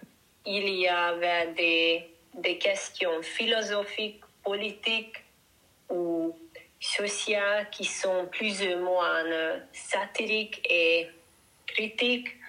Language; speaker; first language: French; non-native, learner; Hungarian